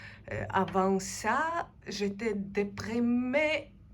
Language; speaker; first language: French; non-native, fluent; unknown